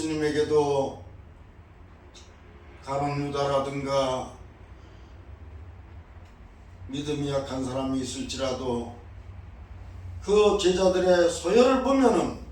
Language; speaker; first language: Korean; native; Korean